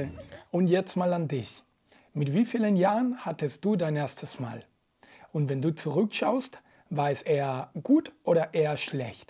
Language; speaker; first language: German; native; German